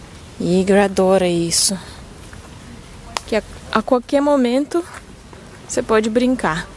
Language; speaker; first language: Portuguese; non-native, fluent; Russian